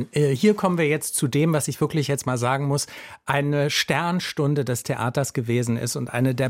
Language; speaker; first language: German; native; German